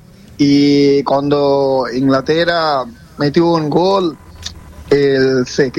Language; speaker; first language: Spanish; non-native, fluent; Bangla